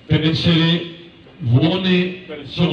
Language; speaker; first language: Italian; non-native, fluent; Spanish